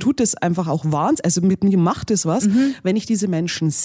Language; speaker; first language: German; native; German